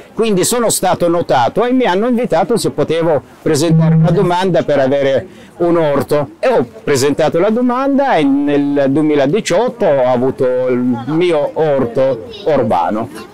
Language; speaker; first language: Italian; non-native, fluent; Arabic